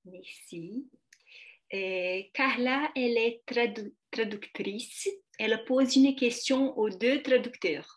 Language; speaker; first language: French; non-native, fluent; Portuguese